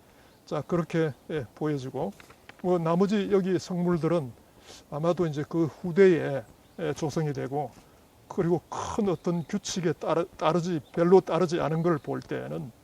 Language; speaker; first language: Korean; native; Korean